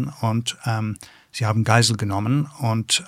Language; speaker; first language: German; non-native, fluent; English